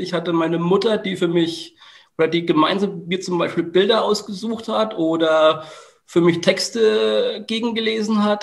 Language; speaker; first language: German; native; German